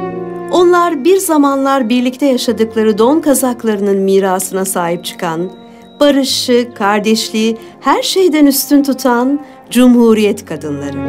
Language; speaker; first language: Turkish; native; Turkish